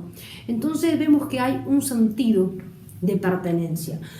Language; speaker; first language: Spanish; native; Spanish